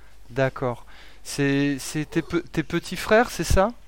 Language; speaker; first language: French; native; French